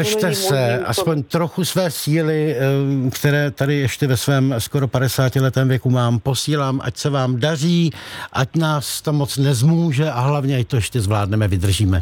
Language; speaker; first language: Czech; native; Czech